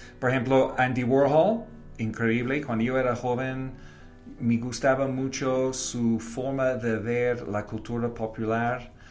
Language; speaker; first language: Spanish; non-native, fluent; English